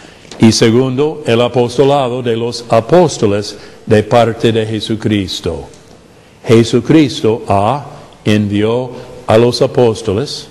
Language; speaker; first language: Spanish; non-native, fluent; English